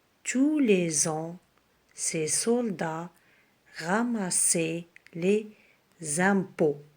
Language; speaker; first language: French; non-native, local second language; Arabic